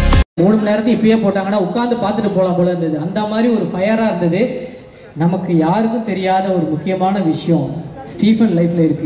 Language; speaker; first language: Tamil; native; Tamil